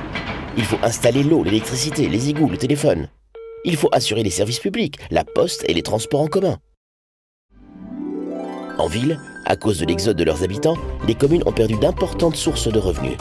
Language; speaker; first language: French; native; French